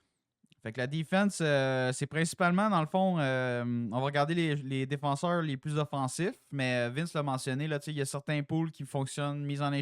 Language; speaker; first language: French; native; French